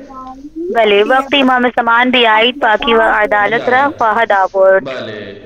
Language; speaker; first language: Persian; non-native, learner; Urdu